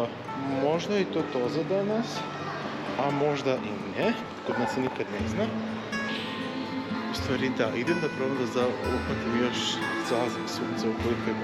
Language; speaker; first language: Bosnian; native; Bosnian